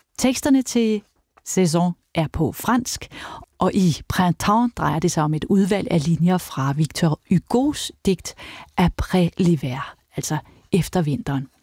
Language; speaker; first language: Danish; native; Danish